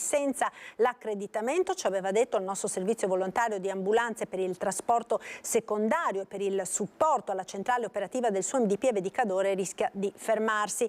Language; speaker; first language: Italian; native; Italian